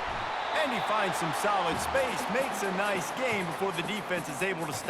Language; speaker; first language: English; native; English